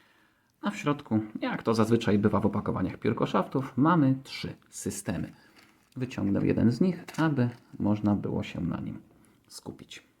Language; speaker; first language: Polish; native; Polish